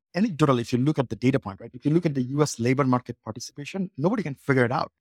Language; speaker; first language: English; non-native, local second language; Bangla